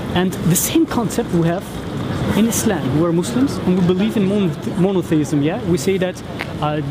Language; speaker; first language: English; non-native, fluent; German